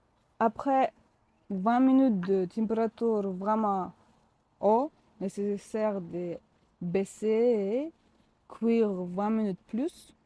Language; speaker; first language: French; non-native, learner; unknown